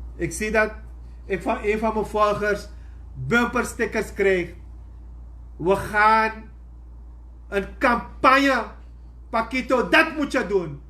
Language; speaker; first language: Dutch; native; Dutch